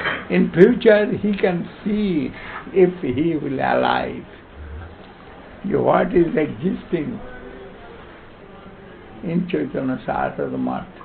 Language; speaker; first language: English; non-native, local second language; Bangla